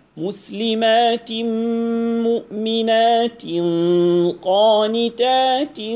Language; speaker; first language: Arabic; non-native, fluent; Hausa